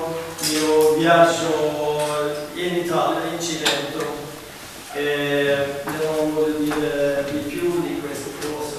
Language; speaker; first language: Italian; non-native, learner; Norwegian